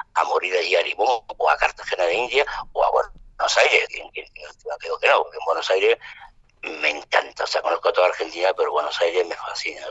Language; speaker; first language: Spanish; non-native, fluent; French